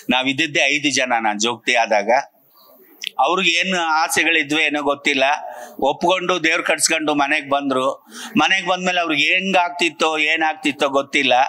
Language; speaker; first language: Kannada; native; Kannada